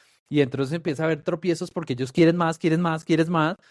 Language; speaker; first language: Spanish; native; Spanish